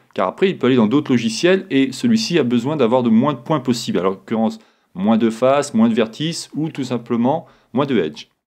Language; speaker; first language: French; native; French